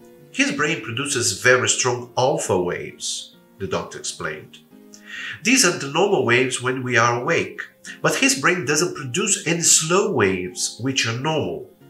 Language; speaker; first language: English; non-native, fluent; Portuguese